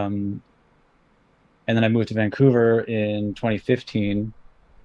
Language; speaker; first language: English; native; English